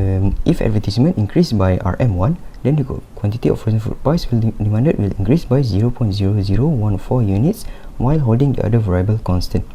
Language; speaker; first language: English; non-native, local second language; Malay